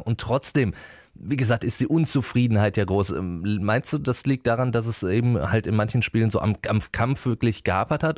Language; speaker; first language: German; native; German